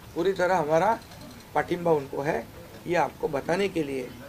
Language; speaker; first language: Hindi; non-native, local second language; Marathi